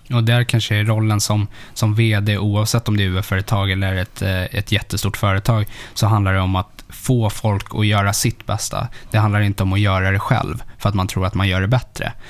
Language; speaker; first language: Swedish; native; Swedish